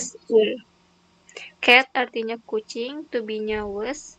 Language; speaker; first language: English; non-native, learner; Indonesian